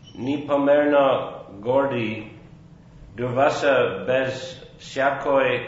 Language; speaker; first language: Russian; non-native, fluent; English